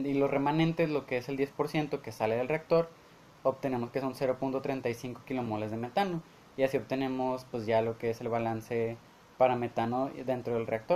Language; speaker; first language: Spanish; native; Spanish